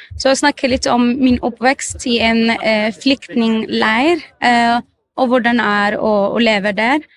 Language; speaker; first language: Norwegian; non-native, fluent; Arabic